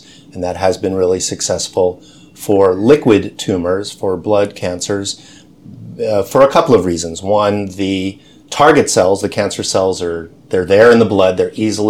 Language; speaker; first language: English; native; English